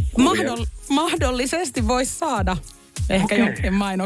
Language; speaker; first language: Finnish; native; Finnish